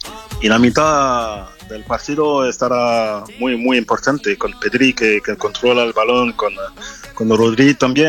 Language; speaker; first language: Spanish; non-native, fluent; French